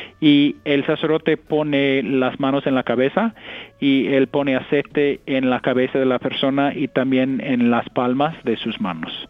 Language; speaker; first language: Spanish; non-native, fluent; English